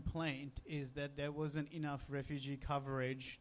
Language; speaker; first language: English; non-native, local second language; Sinhala